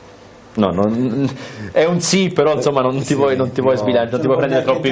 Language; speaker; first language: Italian; native; Italian